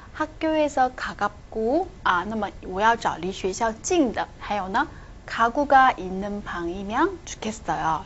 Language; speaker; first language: Korean; non-native, fluent; Chinese